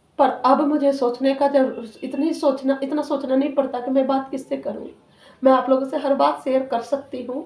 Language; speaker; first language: Hindi; native; Hindi